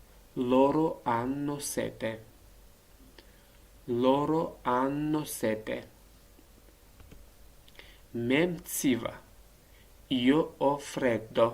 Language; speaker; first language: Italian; non-native, learner; Georgian